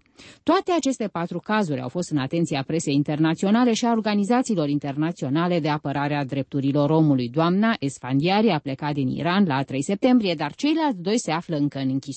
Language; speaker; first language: Romanian; native; Romanian